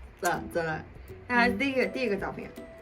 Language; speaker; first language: Chinese; non-native, fluent; Mongolian